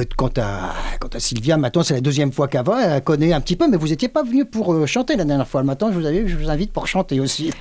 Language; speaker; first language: French; native; French